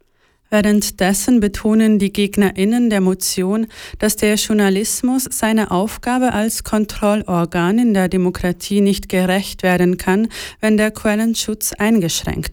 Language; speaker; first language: German; native; German